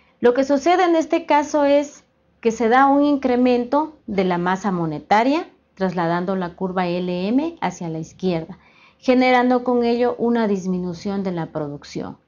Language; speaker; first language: Spanish; native; Spanish